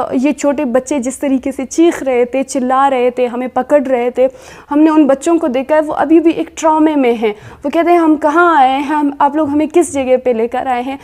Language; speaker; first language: Urdu; non-native, local second language; Baluchi